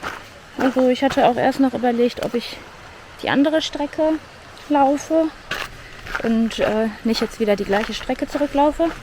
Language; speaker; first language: German; native; German